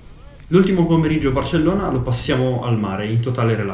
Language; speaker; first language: Italian; native; Italian